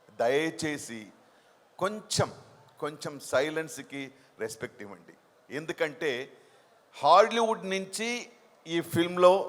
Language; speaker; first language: Telugu; non-native, local second language; Tamil